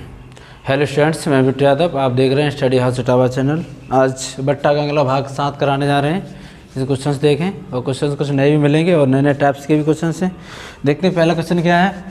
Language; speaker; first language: Hindi; native; Hindi